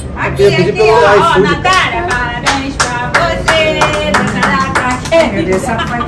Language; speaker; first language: Portuguese; native; Portuguese